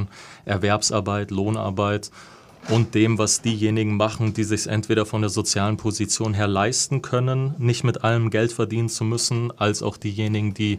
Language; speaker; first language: German; native; German